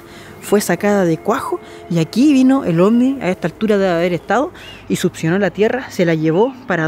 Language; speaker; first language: Spanish; native; Spanish